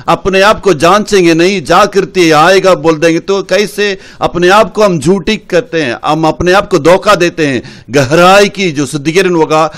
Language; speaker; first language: Hindi; non-native, local second language; Tamil